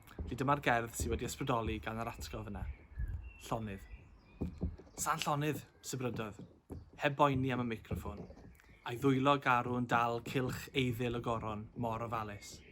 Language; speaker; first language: Welsh; native; Welsh